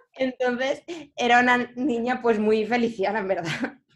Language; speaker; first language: Spanish; native; Spanish